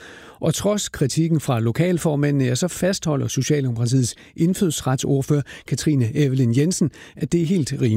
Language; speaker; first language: Danish; native; Danish